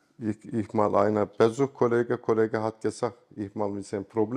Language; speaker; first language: German; non-native, learner; Turkish